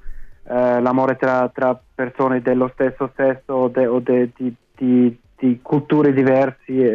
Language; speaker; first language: Italian; non-native, fluent; German